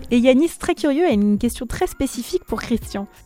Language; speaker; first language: French; native; French